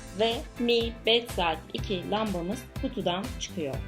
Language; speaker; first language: Turkish; native; Turkish